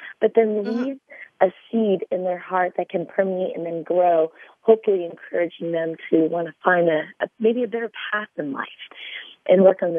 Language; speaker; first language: English; native; English